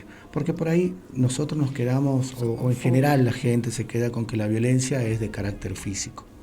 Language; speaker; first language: Spanish; native; Spanish